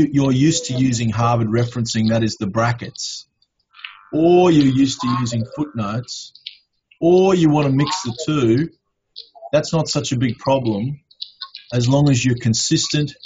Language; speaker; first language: English; native; English